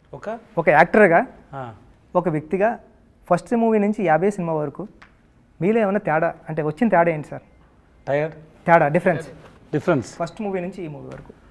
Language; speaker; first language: Telugu; native; Telugu